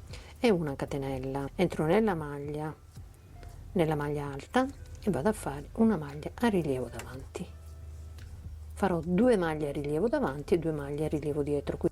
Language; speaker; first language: Italian; native; Italian